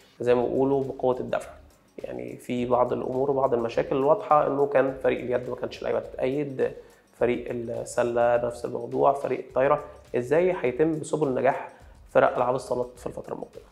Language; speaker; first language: Arabic; native; Arabic